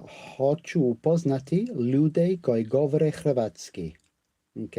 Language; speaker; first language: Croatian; non-native, learner; English